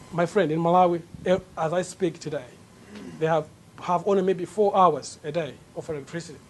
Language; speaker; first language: English; non-native, local second language; Nyanja